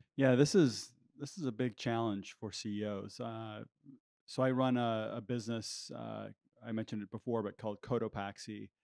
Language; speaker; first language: English; early bilingual, heritage; English